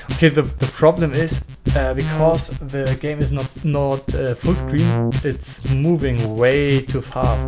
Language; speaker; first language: English; non-native, fluent; German